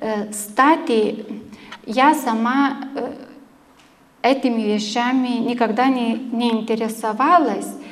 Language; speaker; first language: Russian; non-native, fluent; Lithuanian